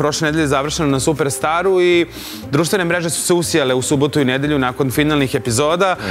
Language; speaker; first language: Serbian; native; Serbian